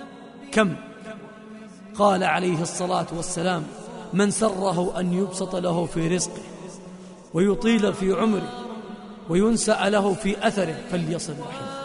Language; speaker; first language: Arabic; native; Arabic